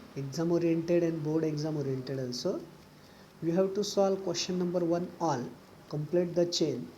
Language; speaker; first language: English; non-native, local second language; Marathi